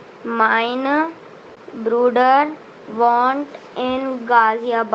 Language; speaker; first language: German; non-native, learner; Hindi